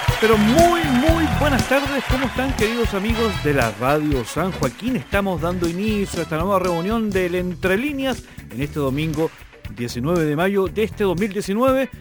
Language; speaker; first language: Spanish; native; Spanish